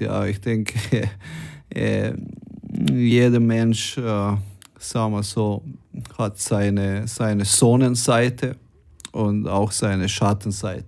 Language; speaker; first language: German; non-native, fluent; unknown